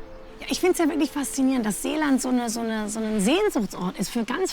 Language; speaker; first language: German; native; German